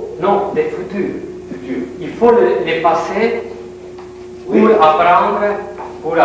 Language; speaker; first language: French; non-native, learner; Spanish